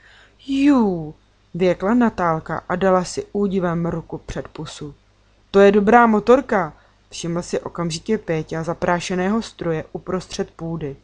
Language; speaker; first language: Czech; native; Czech